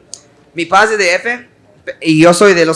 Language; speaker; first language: Spanish; early bilingual, heritage; English